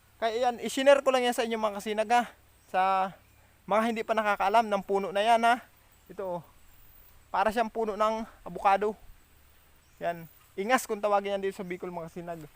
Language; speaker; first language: Filipino; native; Filipino